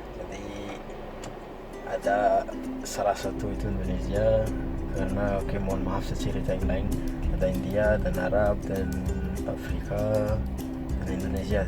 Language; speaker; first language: Indonesian; non-native, fluent; Malagasy